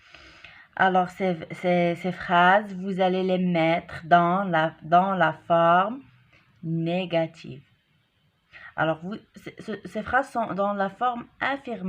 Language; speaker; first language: French; non-native, local second language; Arabic